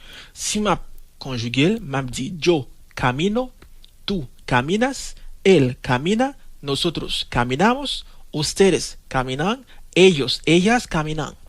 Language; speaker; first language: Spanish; non-native, fluent; Haitian Creole